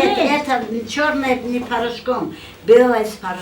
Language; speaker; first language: Russian; non-native, local second language; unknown